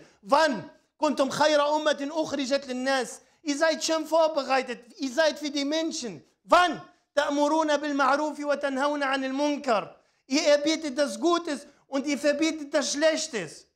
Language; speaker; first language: German; non-native, fluent; Arabic